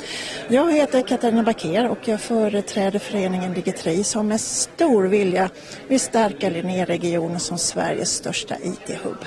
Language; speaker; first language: Swedish; native; Swedish